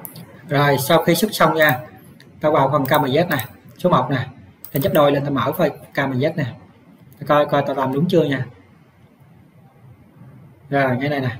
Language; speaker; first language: Vietnamese; native; Vietnamese